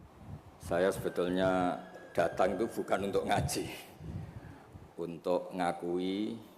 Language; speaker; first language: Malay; non-native, local second language; Javanese